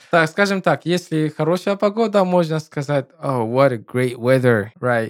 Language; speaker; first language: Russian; non-native, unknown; English